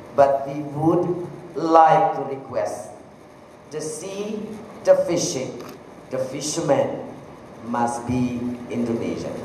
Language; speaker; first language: English; non-native, fluent; Indonesian